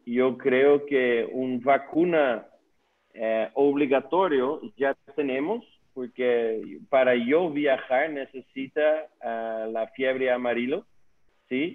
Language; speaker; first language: Spanish; non-native, learner; Dutch